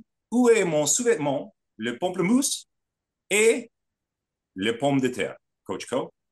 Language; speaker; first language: French; non-native, learner; English